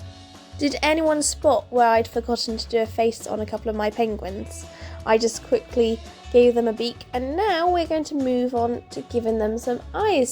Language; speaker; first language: English; native; English